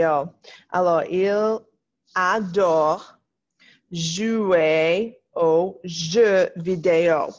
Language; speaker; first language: French; non-native, fluent; English